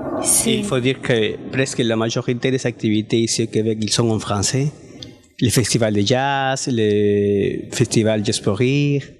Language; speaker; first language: French; non-native, fluent; Spanish